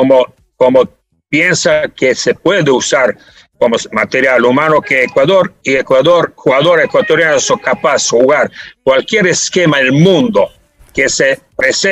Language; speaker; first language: Spanish; non-native, fluent; Serbian